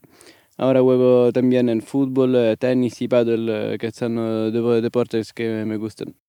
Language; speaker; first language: Spanish; non-native, fluent; Italian